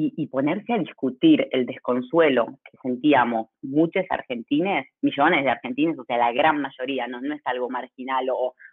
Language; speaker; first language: Spanish; native; Spanish